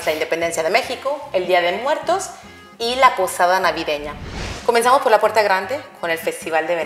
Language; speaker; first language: Spanish; native; Spanish